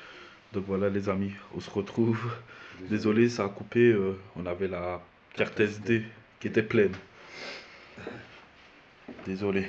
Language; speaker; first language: French; native; French